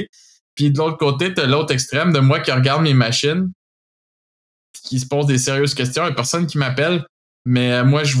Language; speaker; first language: French; native; French